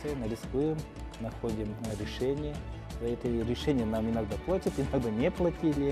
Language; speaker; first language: Russian; non-native, local second language; Kyrgyz